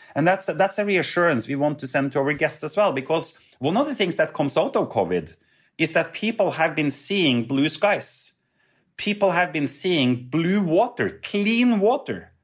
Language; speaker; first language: English; non-native, fluent; Norwegian